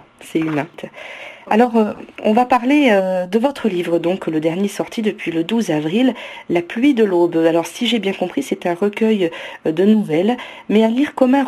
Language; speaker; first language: French; native; French